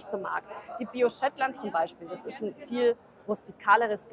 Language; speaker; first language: German; native; German